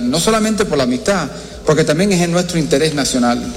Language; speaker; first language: Spanish; early bilingual, heritage; Spanish